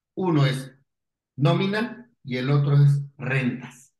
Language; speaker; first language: Spanish; native; Spanish